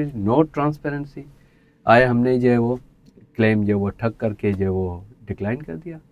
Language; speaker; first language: Urdu; non-native, local second language; Sindhi